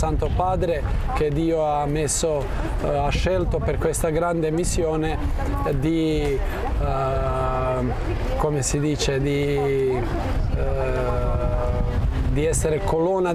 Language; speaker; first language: Italian; non-native, fluent; Croatian